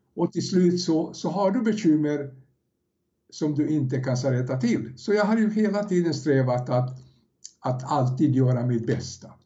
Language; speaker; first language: Swedish; non-native, fluent; Serbian